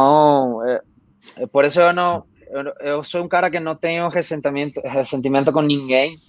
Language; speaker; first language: Portuguese; non-native, fluent; Spanish